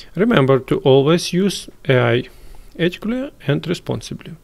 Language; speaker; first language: English; non-native, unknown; Ukrainian